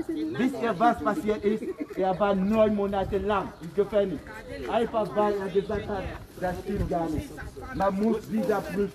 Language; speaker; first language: German; non-native, fluent; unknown